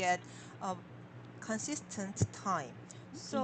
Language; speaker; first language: English; non-native, learner; Korean